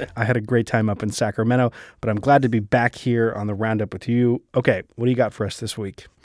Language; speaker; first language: English; native; English